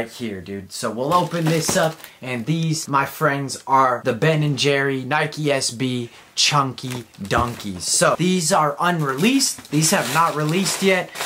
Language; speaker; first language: English; native; English